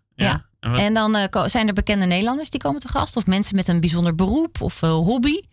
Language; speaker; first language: Dutch; native; Dutch